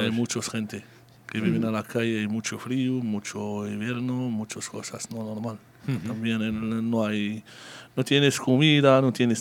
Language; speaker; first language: Spanish; non-native, learner; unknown